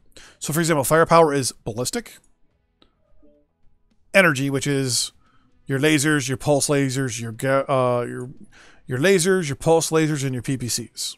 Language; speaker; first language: English; native; English